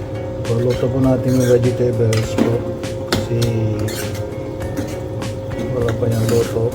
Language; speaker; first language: Filipino; non-native, local second language; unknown